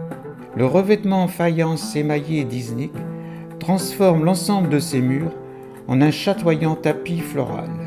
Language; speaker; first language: French; native; French